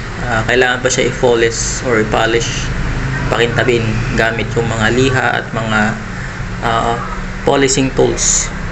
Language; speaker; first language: Filipino; non-native, local second language; Iloko